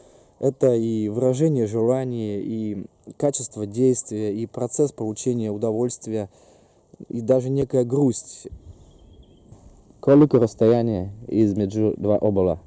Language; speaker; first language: Russian; native; Russian